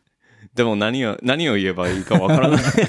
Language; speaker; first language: Japanese; non-native, learner; English